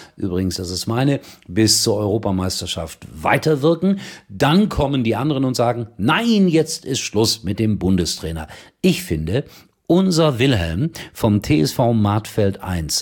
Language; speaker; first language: German; native; German